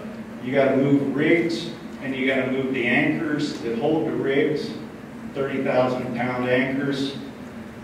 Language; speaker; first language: English; native; English